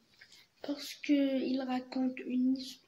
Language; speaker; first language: French; non-native, learner; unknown